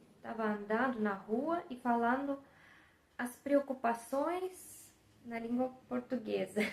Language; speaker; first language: Portuguese; non-native, fluent; Russian